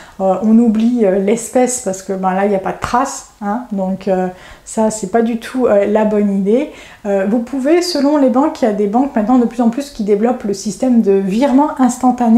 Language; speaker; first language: French; native; French